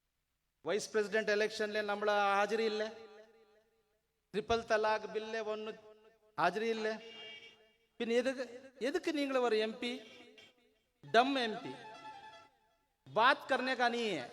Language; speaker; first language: Malayalam; non-native, learner; Urdu